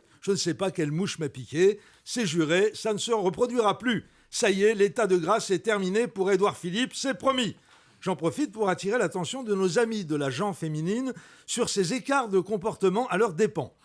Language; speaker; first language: French; native; French